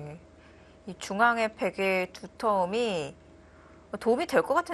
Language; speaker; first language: Korean; native; Korean